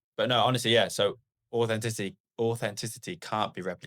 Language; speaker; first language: English; native; English